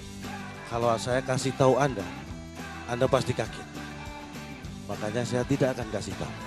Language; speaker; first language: Indonesian; native; Indonesian